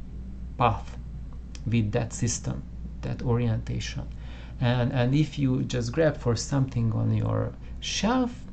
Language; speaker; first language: English; non-native, fluent; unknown